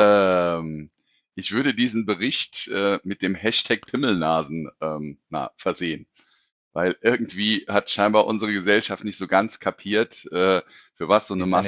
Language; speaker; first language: German; native; German